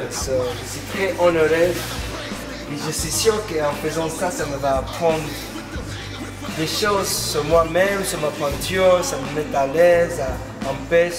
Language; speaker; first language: French; non-native, fluent; English